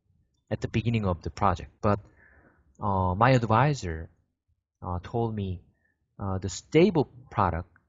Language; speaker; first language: English; non-native, learner; Korean